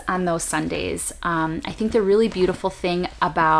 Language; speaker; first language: English; native; English